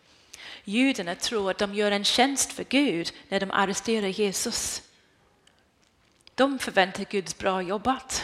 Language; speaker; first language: Swedish; non-native, fluent; English